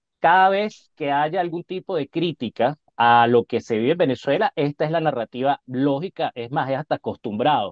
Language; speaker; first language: Spanish; native; Spanish